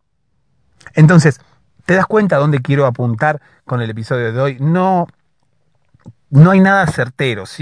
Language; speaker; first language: Spanish; native; Spanish